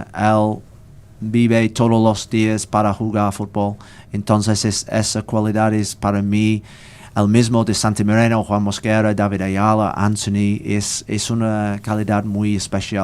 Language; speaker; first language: Spanish; non-native, learner; English